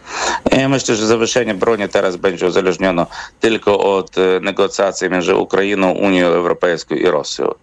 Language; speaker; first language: Polish; non-native, fluent; Ukrainian